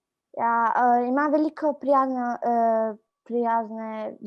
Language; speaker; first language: Slovenian; non-native, learner; Albanian